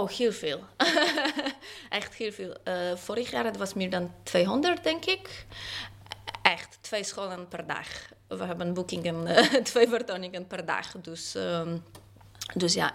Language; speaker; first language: Dutch; non-native, fluent; Polish